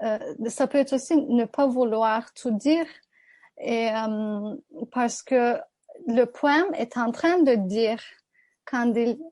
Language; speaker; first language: French; non-native, fluent; Turkish